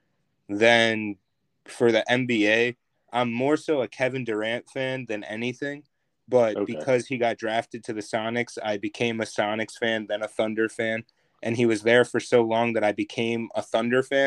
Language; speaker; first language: English; native; English